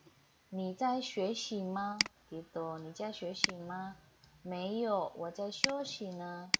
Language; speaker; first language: Chinese; non-native, fluent; Indonesian